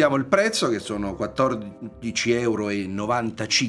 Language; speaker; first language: Italian; native; Italian